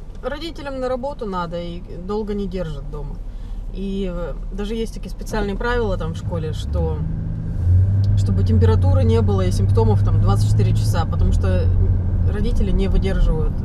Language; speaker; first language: Russian; native; Russian